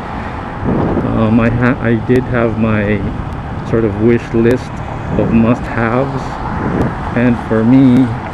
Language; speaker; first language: English; non-native, local second language; Filipino